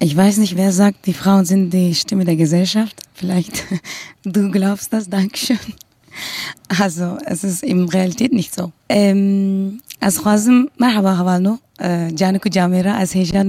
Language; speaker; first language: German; non-native, learner; Kurdish